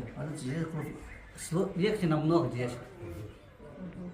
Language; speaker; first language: Russian; non-native, learner; Tajik